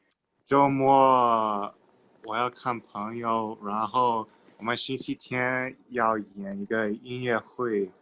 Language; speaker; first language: Chinese; non-native, learner; English